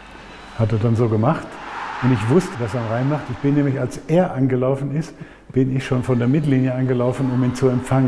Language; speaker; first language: German; native; German